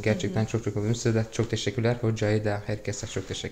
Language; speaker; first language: Turkish; non-native, fluent; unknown